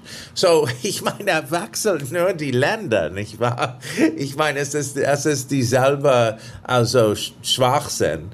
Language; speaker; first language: German; non-native, fluent; English